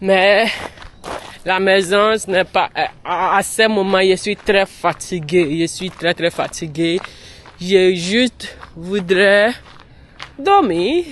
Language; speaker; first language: French; non-native, learner; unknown